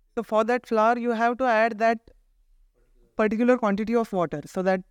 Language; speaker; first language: English; non-native, local second language; Marathi